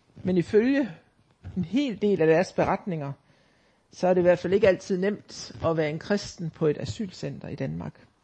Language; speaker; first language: Danish; native; Danish